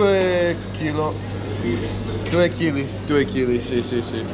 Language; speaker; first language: Italian; non-native, learner; English